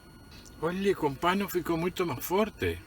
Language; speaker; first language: Portuguese; non-native, fluent; Spanish